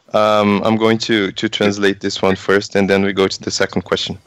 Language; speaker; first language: English; non-native, fluent; Portuguese